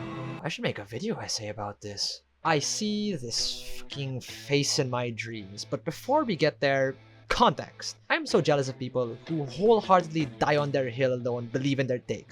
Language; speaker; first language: English; native; English